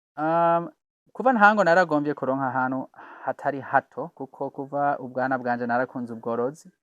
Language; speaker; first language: Rundi; non-native, fluent; English